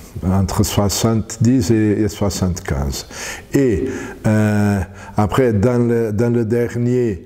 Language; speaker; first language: French; non-native, fluent; Portuguese